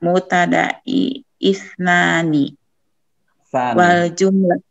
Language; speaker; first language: Arabic; non-native, learner; Indonesian